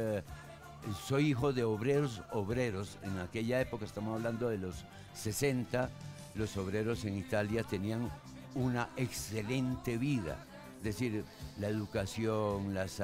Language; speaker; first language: Spanish; early bilingual, other home language; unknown